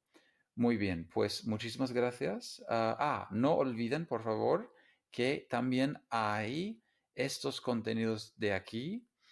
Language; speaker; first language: Spanish; non-native, fluent; English